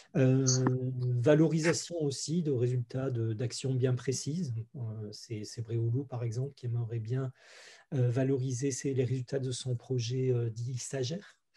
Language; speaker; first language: French; native; French